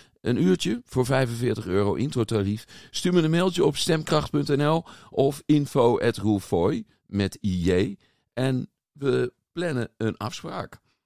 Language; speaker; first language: Dutch; native; Dutch